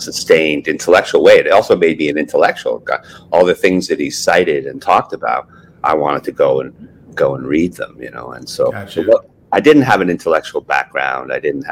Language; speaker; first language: English; native; English